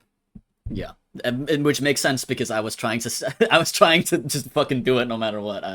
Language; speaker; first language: English; native; English